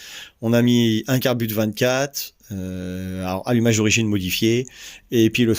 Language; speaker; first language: French; native; French